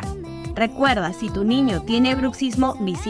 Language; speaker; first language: Spanish; native; Spanish